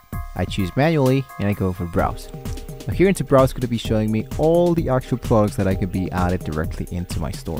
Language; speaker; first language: English; non-native, fluent; Spanish